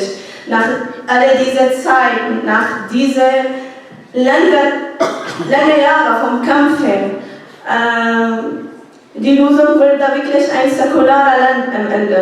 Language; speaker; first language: German; non-native, learner; Arabic